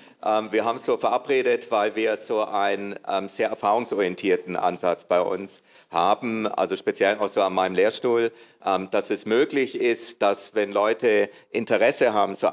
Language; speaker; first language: German; native; German